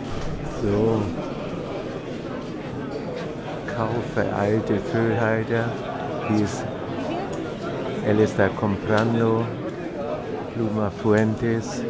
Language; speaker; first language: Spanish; non-native, learner; German